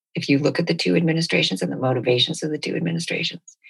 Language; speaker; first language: English; native; English